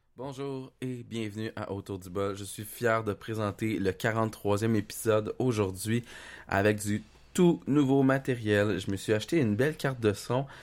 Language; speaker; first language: French; native; French